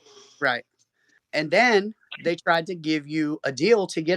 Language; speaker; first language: English; native; English